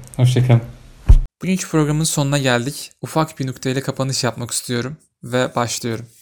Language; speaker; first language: Turkish; native; Turkish